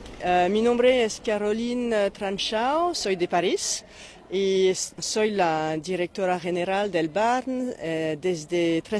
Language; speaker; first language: Spanish; non-native, fluent; French